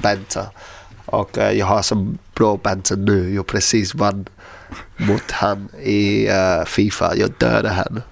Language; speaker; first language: Swedish; non-native, learner; English